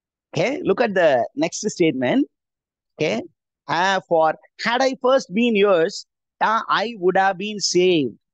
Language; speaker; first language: English; non-native, local second language; Tamil